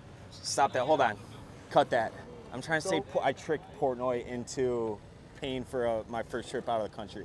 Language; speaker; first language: English; native; English